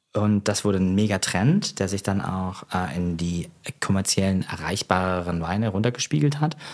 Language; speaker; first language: German; native; German